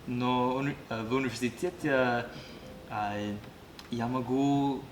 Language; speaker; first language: Russian; non-native, learner; English